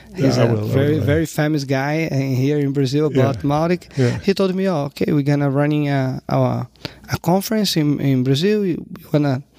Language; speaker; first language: English; non-native, learner; Portuguese